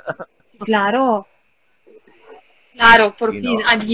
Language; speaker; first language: Spanish; non-native, fluent; Ukrainian